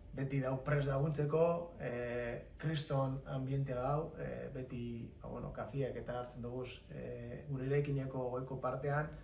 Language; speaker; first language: Basque; native; Basque